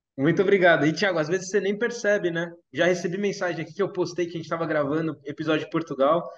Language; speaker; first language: Portuguese; native; Portuguese